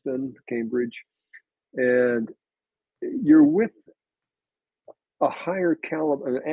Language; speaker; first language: English; native; English